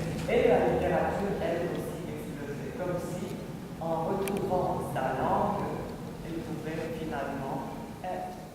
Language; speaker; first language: French; non-native, fluent; Romanian